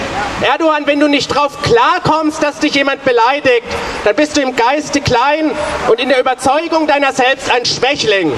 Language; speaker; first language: German; native; German